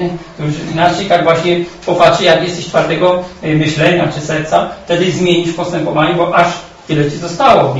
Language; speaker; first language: Polish; native; Polish